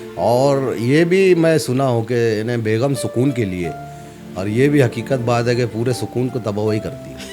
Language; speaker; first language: Hindi; non-native, local second language; Urdu